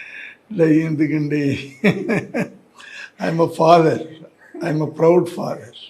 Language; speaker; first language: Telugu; non-native, learner; Tamil